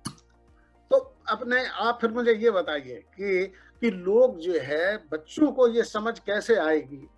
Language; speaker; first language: Hindi; native; Hindi